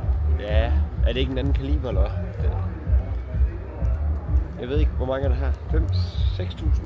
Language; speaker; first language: Danish; native; Danish